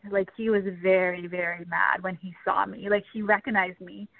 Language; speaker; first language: English; native; English